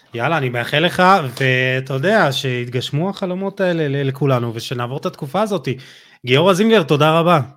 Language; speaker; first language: Hebrew; native; Hebrew